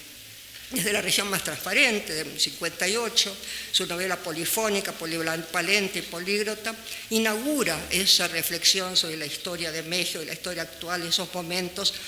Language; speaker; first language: Spanish; native; Spanish